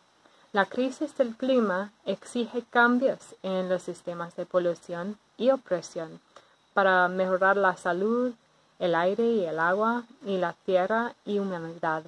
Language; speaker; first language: Spanish; non-native, fluent; English